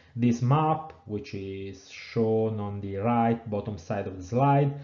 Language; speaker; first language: English; non-native, fluent; Italian